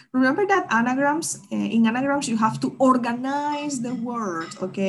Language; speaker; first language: English; non-native, fluent; Spanish